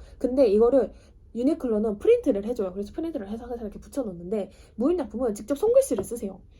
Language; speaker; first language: Korean; native; Korean